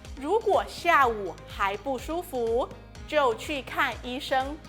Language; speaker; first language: Chinese; non-native, learner; Thai